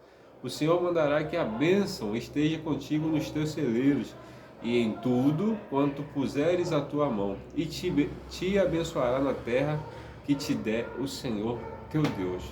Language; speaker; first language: Portuguese; native; Portuguese